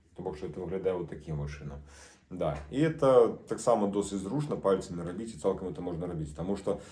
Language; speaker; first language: Russian; non-native, local second language; Belarusian